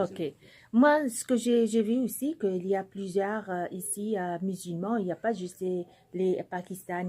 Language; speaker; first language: French; non-native, local second language; Arabic